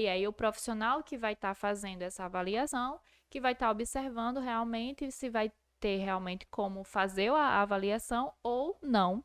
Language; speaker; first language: Portuguese; native; Portuguese